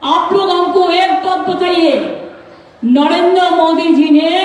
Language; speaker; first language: Hindi; non-native, local second language; Bangla